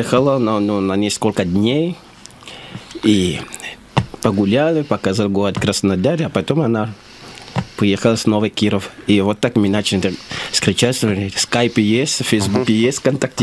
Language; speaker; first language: Russian; non-native, learner; Lingala